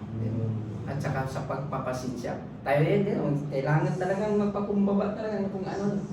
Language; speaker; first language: Filipino; non-native, local second language; Cebuano